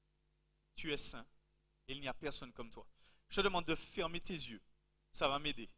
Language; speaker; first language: French; native; French